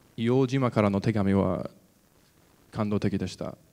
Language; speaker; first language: Japanese; non-native, learner; English